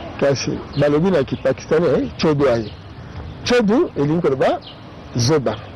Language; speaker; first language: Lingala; non-native, local second language; Kongo